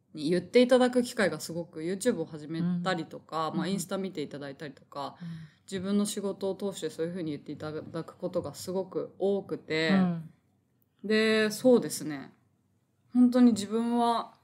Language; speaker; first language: Japanese; native; Japanese